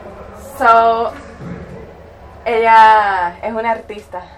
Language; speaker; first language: Spanish; early bilingual, heritage; Spanish